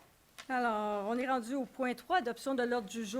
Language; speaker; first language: French; native; French